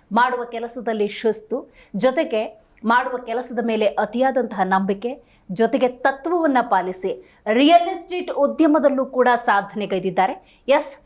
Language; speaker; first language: Kannada; native; Kannada